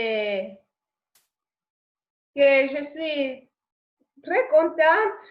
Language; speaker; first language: French; non-native, learner; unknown